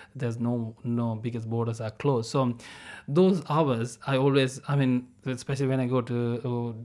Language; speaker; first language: English; non-native, local second language; Tamil